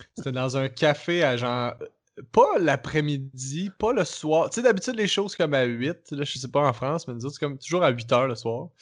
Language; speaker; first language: French; native; French